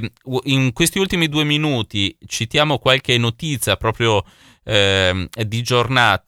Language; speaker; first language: Italian; native; Italian